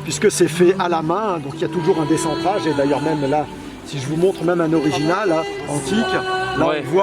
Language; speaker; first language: French; native; French